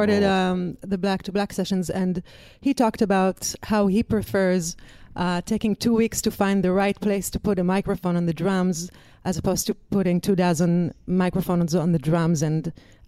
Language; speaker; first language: English; non-native, fluent; Hebrew